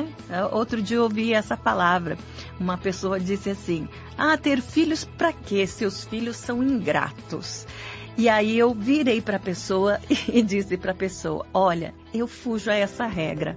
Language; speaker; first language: Portuguese; native; Portuguese